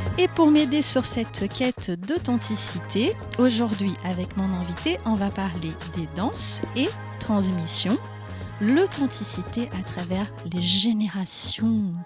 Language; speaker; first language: French; non-native, fluent; Portuguese